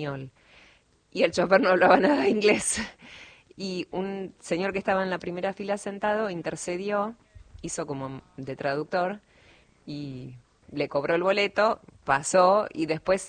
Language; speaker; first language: Spanish; native; Spanish